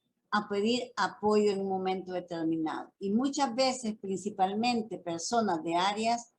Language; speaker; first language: Spanish; native; Spanish